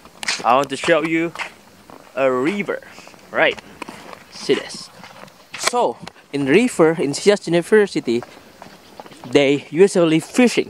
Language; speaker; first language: English; non-native, learner; Indonesian